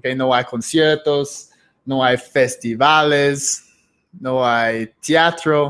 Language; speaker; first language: Spanish; non-native, fluent; English